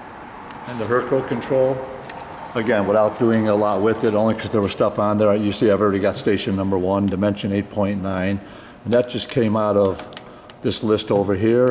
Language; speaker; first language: English; native; English